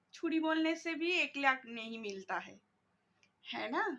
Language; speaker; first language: Hindi; non-native, local second language; Bangla